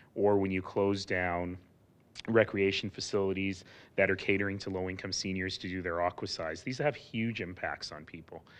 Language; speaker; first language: English; native; English